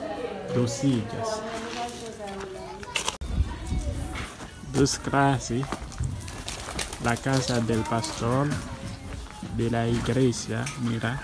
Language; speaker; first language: Spanish; non-native, learner; Haitian Creole